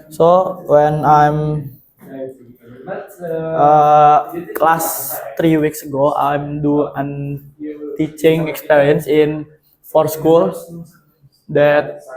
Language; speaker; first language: English; non-native, learner; Indonesian